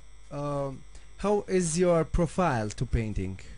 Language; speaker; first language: English; non-native, learner; Albanian